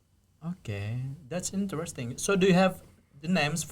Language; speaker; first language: English; non-native, fluent; Indonesian